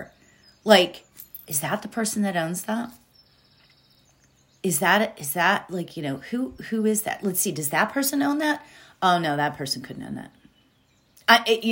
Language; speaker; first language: English; native; English